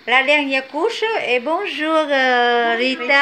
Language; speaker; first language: French; non-native, fluent; Vietnamese